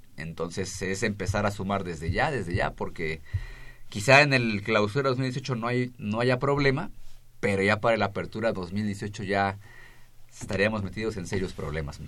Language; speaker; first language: Spanish; native; Spanish